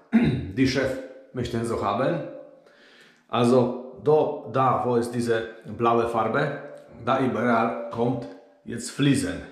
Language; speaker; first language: German; non-native, learner; Polish